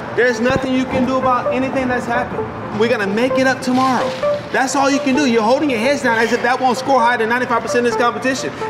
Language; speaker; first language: English; native; English